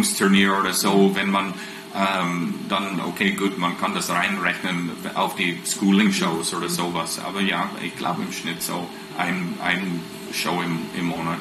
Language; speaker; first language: German; non-native, fluent; English